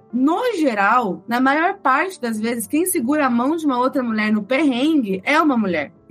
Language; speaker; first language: Portuguese; native; Portuguese